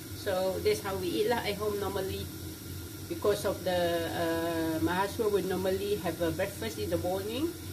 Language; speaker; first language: English; non-native, local second language; Malay